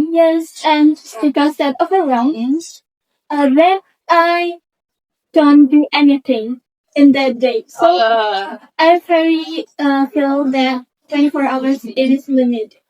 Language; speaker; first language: English; non-native, learner; Indonesian